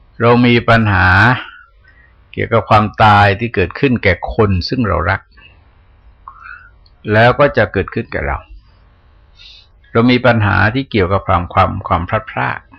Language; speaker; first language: Thai; native; Thai